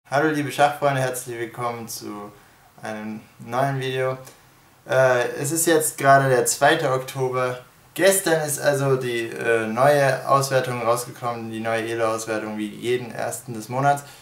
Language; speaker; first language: German; native; German